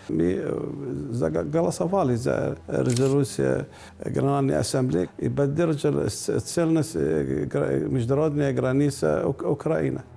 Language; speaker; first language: Russian; non-native, learner; Arabic